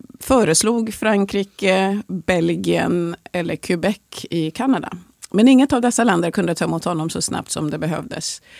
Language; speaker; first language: Swedish; early bilingual, other home language; Swahili